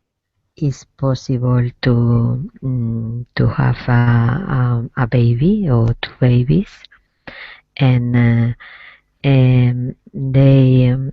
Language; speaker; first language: English; non-native, learner; Spanish